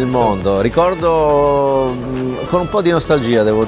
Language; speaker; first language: Italian; native; Italian